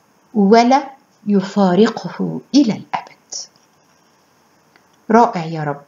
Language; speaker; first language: Arabic; native; Arabic